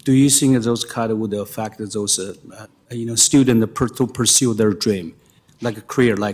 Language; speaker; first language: English; non-native, fluent; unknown